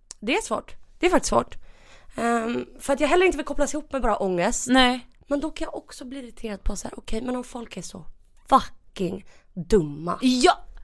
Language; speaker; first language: Swedish; early bilingual, other home language; Russian